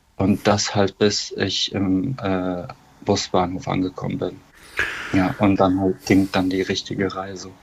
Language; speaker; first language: German; non-native, fluent; Arabic